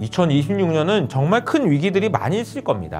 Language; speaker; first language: Korean; native; Korean